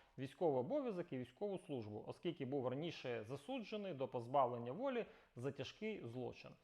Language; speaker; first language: Ukrainian; native; Ukrainian